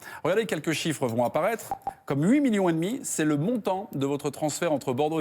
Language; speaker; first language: French; native; French